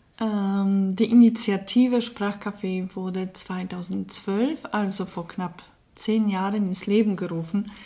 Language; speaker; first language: German; non-native, fluent; Polish